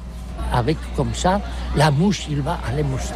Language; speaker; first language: French; non-native, learner; Catalan